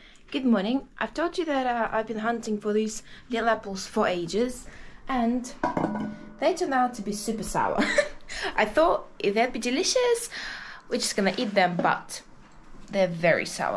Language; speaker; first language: English; non-native, fluent; Russian